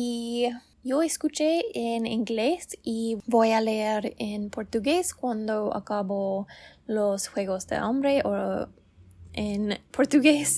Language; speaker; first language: Spanish; non-native, learner; English